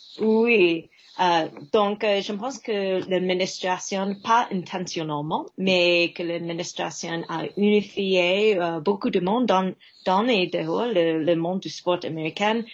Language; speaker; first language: French; non-native, fluent; English